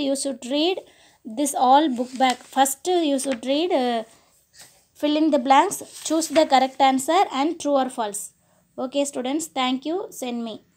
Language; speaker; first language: English; non-native, local second language; Tamil